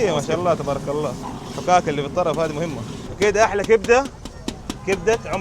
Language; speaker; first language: Arabic; native; Arabic